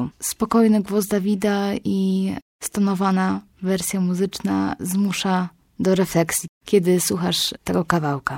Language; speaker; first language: Polish; native; Polish